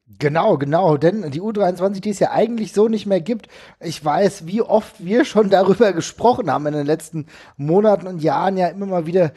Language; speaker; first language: German; native; German